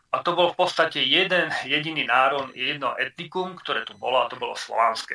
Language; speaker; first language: Slovak; native; Slovak